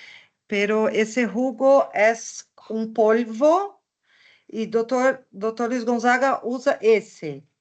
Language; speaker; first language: Spanish; non-native, learner; Portuguese